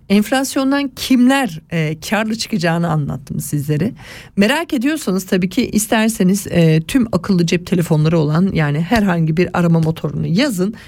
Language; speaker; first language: Turkish; early bilingual, heritage; Turkish